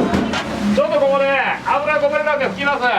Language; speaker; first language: Japanese; native; Japanese